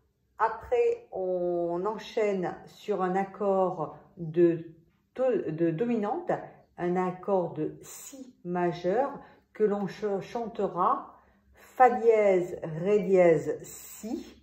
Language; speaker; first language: French; native; French